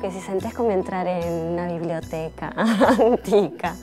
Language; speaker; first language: Italian; non-native, fluent; Spanish